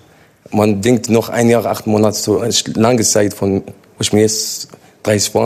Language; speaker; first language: German; non-native, learner; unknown